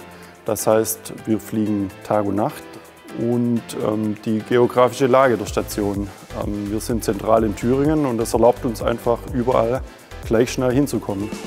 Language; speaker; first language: German; native; German